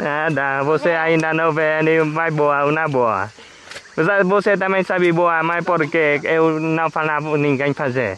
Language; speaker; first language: Portuguese; non-native, learner; Vietnamese